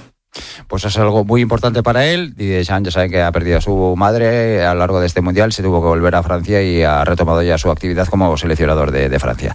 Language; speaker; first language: Spanish; native; Spanish